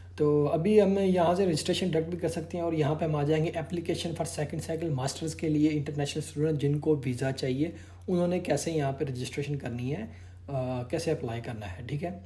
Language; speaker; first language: Urdu; non-native, local second language; Punjabi